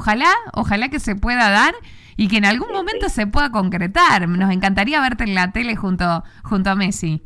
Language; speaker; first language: Spanish; native; Spanish